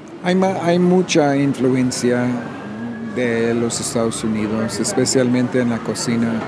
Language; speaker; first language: Spanish; non-native, fluent; English